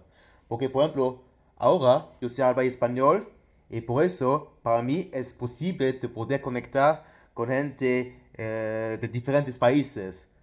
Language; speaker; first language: Spanish; non-native, fluent; Luxembourgish